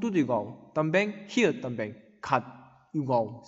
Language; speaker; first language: Portuguese; non-native, learner; Korean